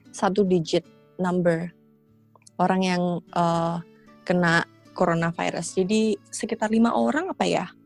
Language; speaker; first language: Indonesian; native; Indonesian